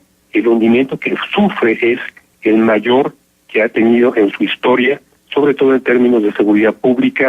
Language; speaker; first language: Spanish; native; Spanish